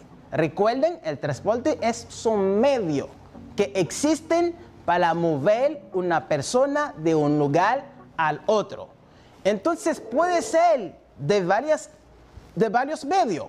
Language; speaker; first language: Spanish; non-native, fluent; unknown